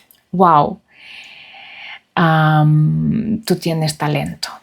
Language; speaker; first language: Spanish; non-native, fluent; Russian